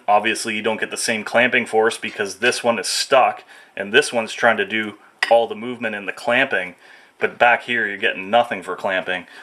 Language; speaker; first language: English; native; English